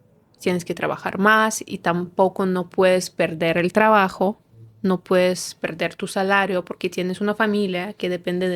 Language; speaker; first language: Spanish; non-native, fluent; Russian